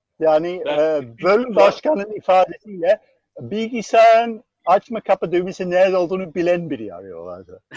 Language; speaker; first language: Turkish; non-native, fluent; English